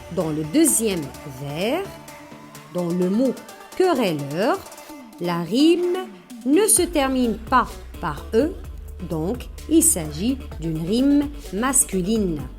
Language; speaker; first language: French; non-native, local second language; Arabic